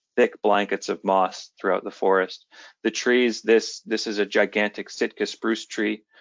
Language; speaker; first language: English; native; English